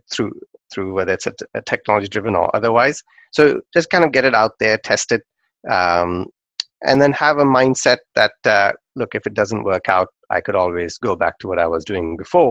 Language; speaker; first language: English; non-native, local second language; Urdu